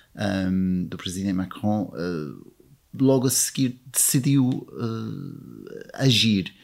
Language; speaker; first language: Portuguese; non-native, fluent; English